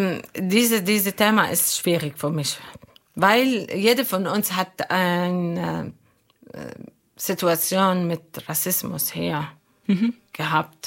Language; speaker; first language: German; non-native, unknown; Arabic